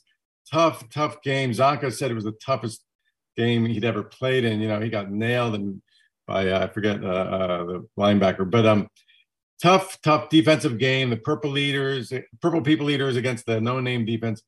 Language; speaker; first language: English; native; English